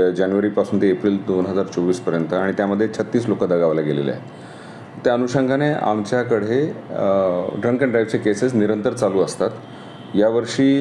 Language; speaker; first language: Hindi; non-native, local second language; Marathi